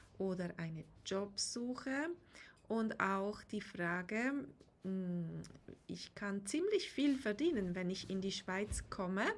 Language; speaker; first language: German; native; German